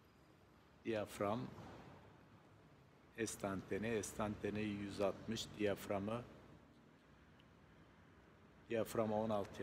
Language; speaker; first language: Turkish; native; Turkish